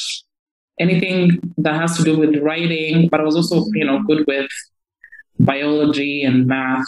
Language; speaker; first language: English; non-native, local second language; Kinyarwanda